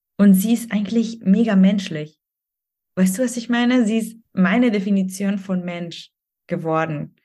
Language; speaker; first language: German; non-native, fluent; Spanish